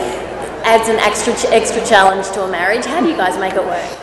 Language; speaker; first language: English; native; English